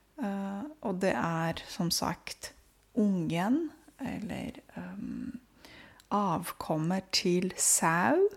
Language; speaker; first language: Norwegian; non-native, fluent; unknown